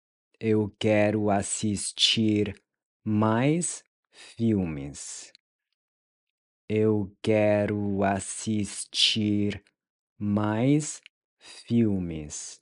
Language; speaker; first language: Portuguese; non-native, fluent; English